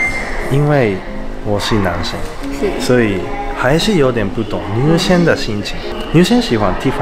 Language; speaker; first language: Chinese; non-native, learner; Japanese